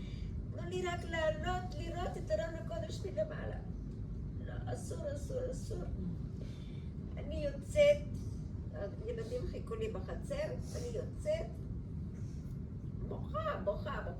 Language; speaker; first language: Hebrew; early bilingual, other home language; Bulgarian